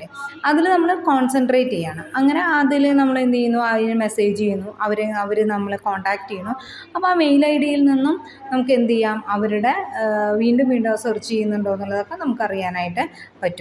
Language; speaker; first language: Malayalam; native; Malayalam